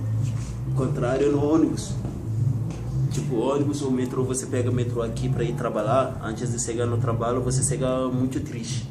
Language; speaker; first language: Portuguese; non-native, learner; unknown